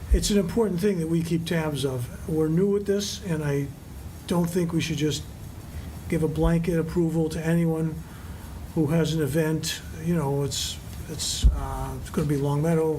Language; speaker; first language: English; native; English